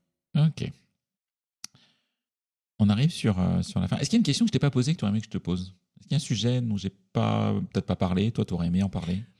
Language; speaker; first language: French; native; French